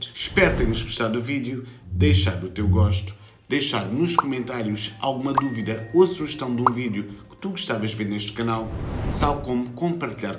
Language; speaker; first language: Portuguese; native; Portuguese